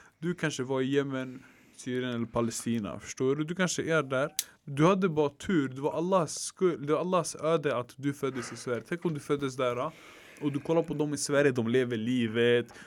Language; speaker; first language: Swedish; early bilingual, other home language; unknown